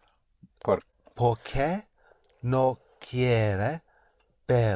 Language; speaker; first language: Spanish; non-native, learner; English